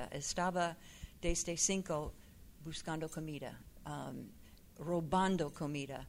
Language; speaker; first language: Spanish; non-native, fluent; English